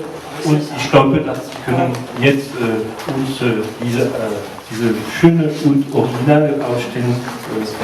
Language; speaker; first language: German; non-native, learner; French